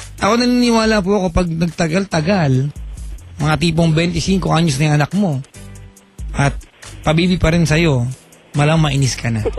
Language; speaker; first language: Filipino; native; Filipino